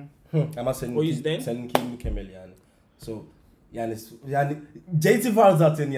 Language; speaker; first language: Turkish; non-native, learner; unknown